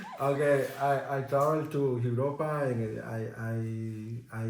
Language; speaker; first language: English; non-native, learner; Spanish